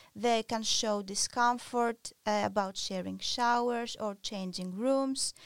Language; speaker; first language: English; non-native, fluent; Greek